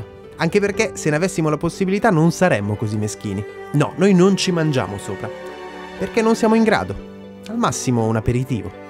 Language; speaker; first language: Italian; native; Italian